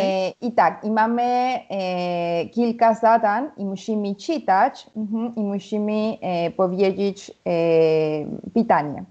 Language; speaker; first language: Polish; non-native, learner; Spanish